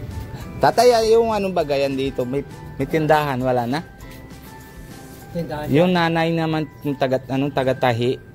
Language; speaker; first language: Filipino; non-native, fluent; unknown